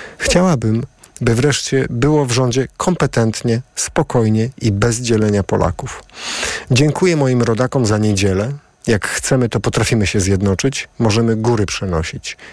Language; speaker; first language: Polish; native; Polish